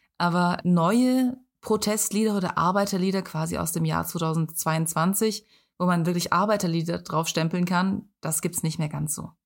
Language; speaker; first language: German; native; German